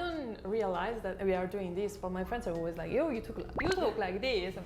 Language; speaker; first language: English; non-native, fluent; Italian